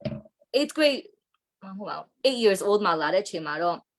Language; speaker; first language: Burmese; non-native, local second language; Hakha Chin